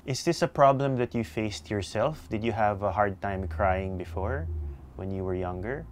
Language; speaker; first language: English; non-native, local second language; Filipino